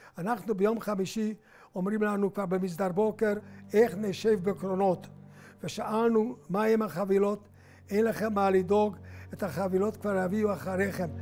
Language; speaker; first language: Hebrew; non-native, fluent; Hungarian